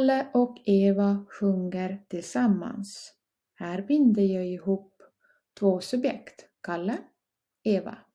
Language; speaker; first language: Swedish; non-native, fluent; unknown